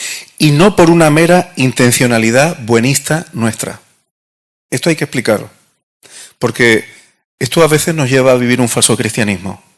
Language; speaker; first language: Spanish; native; Spanish